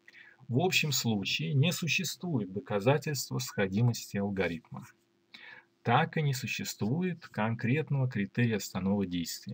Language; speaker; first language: Russian; native; Russian